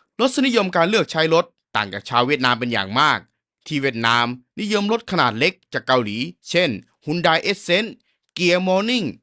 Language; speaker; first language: Thai; native; Thai